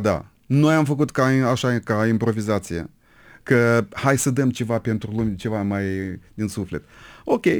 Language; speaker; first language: Romanian; non-native, local second language; Russian